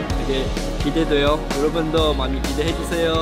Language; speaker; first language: Korean; non-native, fluent; Chinese